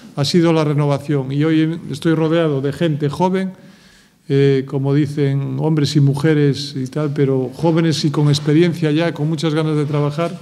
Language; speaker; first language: Spanish; native; Spanish